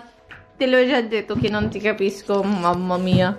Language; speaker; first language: Italian; non-native, fluent; Filipino